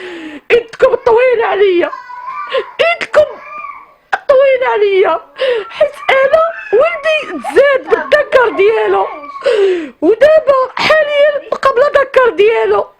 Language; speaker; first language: Arabic; native; Arabic